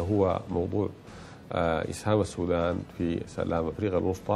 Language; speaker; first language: Arabic; native; Arabic